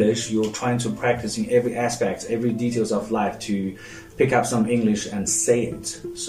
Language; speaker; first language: English; non-native, fluent; Chinese